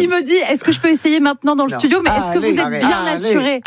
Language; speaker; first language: French; native; French